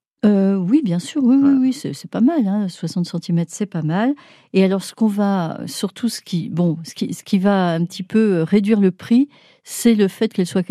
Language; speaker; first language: French; native; French